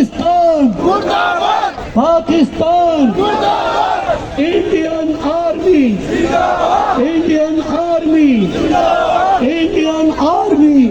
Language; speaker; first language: Hindi; non-native, local second language; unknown